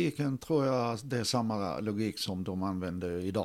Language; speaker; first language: Swedish; non-native, fluent; Arabic